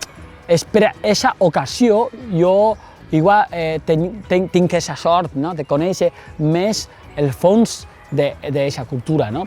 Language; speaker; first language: Catalan; non-native, fluent; Chinese